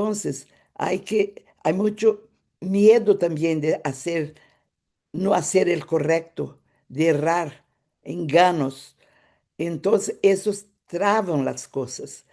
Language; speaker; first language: Spanish; non-native, fluent; Portuguese